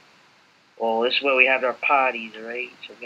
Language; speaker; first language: English; native; English